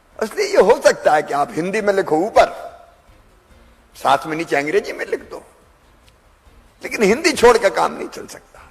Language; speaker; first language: Hindi; native; Hindi